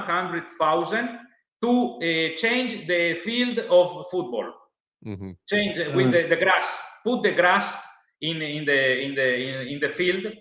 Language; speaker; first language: English; non-native, learner; Italian